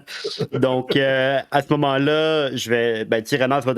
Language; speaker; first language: French; native; French